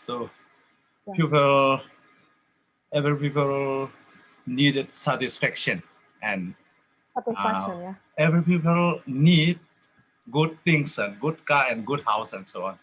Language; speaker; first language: English; non-native, learner; Tedim Chin